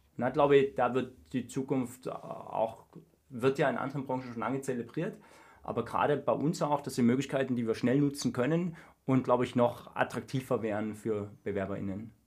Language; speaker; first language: German; native; German